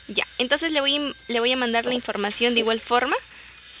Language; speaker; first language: Spanish; native; Spanish